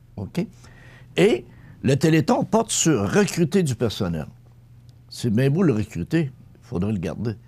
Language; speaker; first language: French; native; French